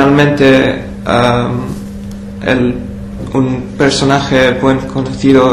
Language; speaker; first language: Spanish; non-native, learner; English